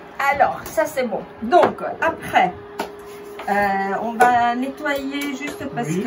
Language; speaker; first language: French; non-native, fluent; Italian